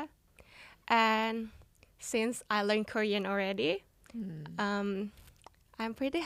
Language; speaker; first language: English; non-native, fluent; Indonesian